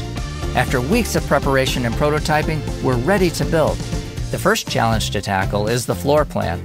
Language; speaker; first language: English; native; English